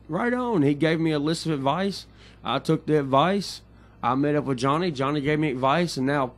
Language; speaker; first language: English; native; English